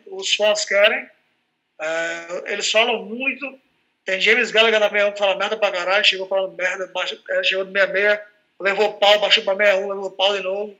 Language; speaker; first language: Portuguese; native; Portuguese